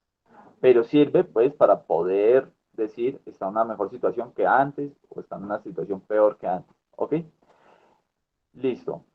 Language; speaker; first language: Spanish; native; Spanish